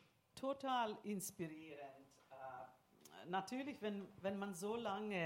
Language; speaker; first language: German; non-native, fluent; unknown